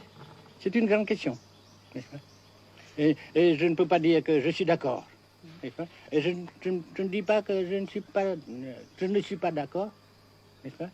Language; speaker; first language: French; non-native, fluent; Vietnamese